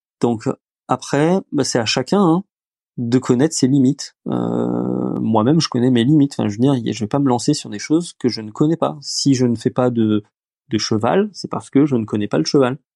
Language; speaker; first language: French; early bilingual, other home language; Romanian